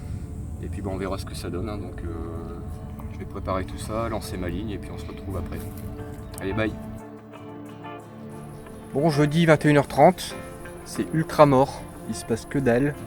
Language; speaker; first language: French; native; French